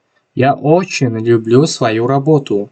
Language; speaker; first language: Russian; non-native, local second language; Tajik